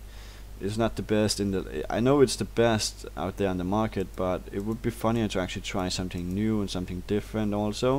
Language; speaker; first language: English; non-native, fluent; Danish